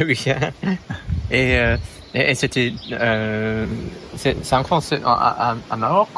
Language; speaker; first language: French; non-native, fluent; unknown